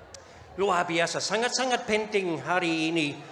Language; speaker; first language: Indonesian; non-native, fluent; English